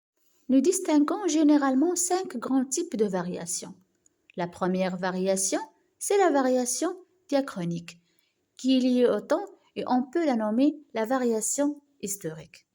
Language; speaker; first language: French; non-native, local second language; Arabic